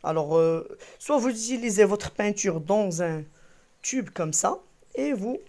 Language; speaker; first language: French; non-native, local second language; Arabic